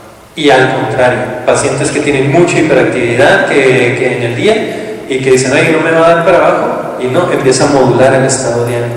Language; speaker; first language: Spanish; native; Spanish